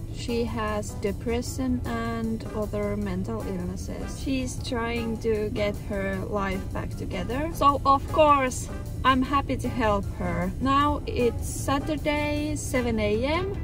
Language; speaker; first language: English; non-native, fluent; Finnish